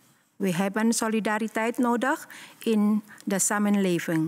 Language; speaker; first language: Dutch; non-native, learner; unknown